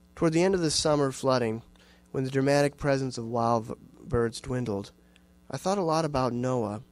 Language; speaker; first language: English; native; English